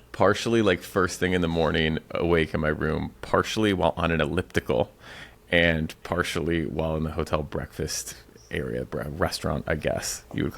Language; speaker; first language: English; native; English